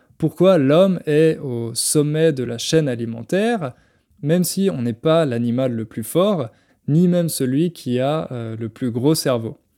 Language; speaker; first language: French; native; French